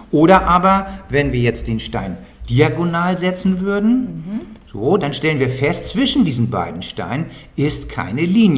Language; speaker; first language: German; native; German